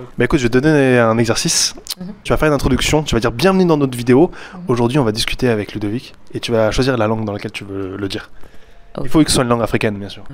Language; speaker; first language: French; native; French